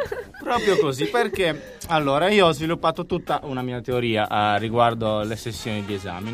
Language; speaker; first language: Italian; native; Italian